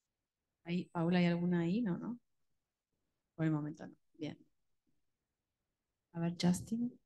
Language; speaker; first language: Spanish; native; Spanish